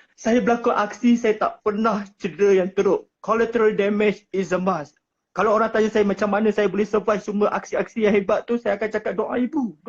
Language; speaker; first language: Malay; native; Malay